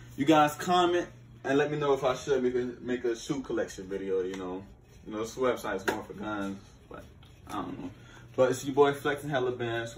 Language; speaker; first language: English; native; English